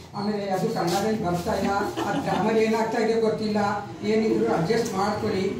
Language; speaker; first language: Kannada; non-native, local second language; Urdu